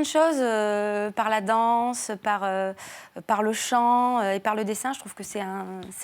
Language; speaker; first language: French; native; French